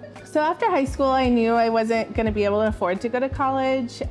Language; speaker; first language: English; native; English